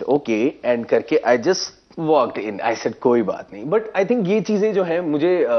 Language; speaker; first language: Hindi; native; Hindi